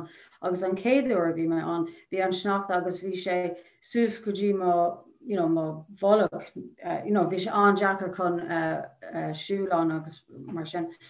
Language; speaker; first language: Irish; non-native, local second language; English